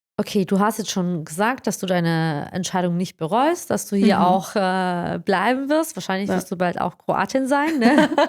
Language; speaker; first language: German; early bilingual, other home language; Croatian